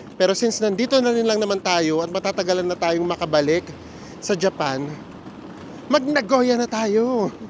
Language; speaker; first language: Filipino; native; Filipino